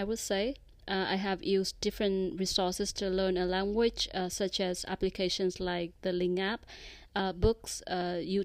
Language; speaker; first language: English; non-native, fluent; Vietnamese